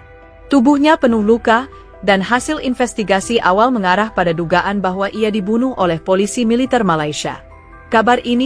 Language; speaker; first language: Indonesian; native; Indonesian